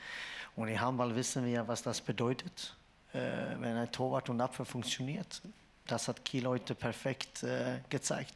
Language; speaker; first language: German; non-native, fluent; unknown